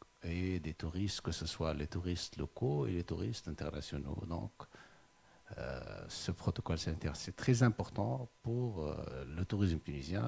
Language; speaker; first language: French; non-native, local second language; Arabic